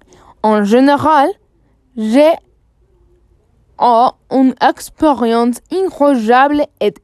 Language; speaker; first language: French; non-native, learner; Spanish